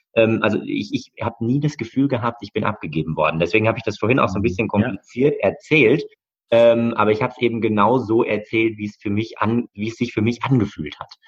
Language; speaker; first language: German; native; German